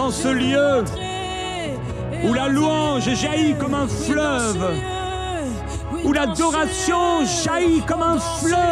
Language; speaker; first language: French; native; French